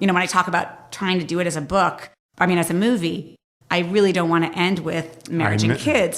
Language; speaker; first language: English; native; English